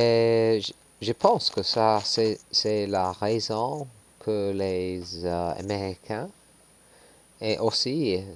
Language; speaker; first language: French; non-native, learner; English